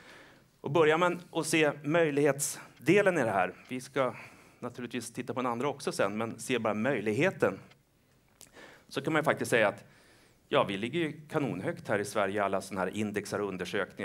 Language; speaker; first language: Swedish; native; Swedish